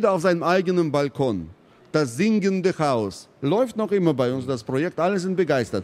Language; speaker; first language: German; non-native, fluent; Russian